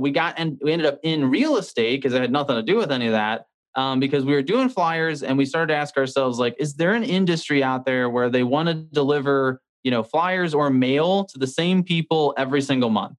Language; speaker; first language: English; native; English